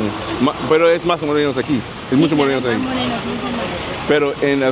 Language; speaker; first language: Spanish; non-native, learner; English